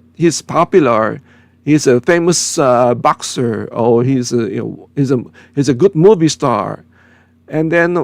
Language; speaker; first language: English; non-native, local second language; Filipino